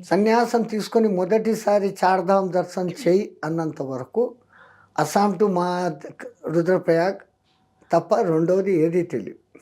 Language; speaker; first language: Telugu; non-native, fluent; Hindi